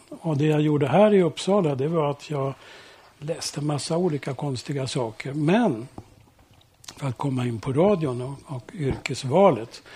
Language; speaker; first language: Swedish; early bilingual, heritage; Swedish